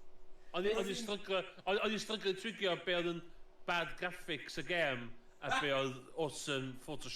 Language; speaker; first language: Welsh; native; Welsh